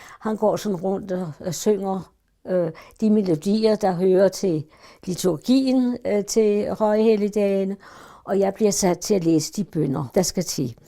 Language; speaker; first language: Danish; early bilingual, other home language; German